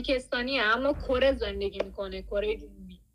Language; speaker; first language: Persian; native; Persian